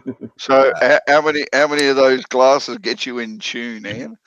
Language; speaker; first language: English; native; English